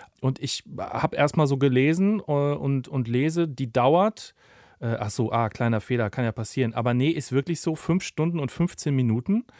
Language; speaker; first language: German; native; German